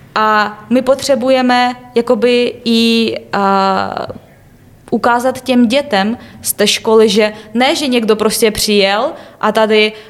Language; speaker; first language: Czech; non-native, fluent; Ukrainian